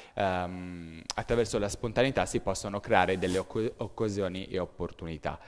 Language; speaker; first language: Italian; native; Italian